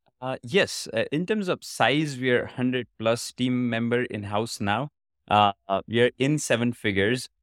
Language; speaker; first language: English; non-native, local second language; Gujarati